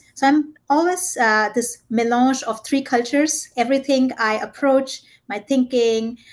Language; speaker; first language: English; early bilingual, heritage; German